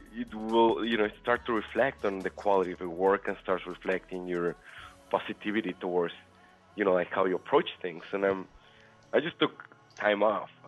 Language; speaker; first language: English; non-native, fluent; Spanish